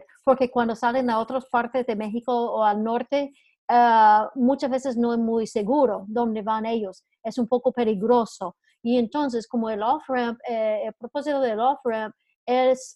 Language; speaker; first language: Spanish; non-native, fluent; English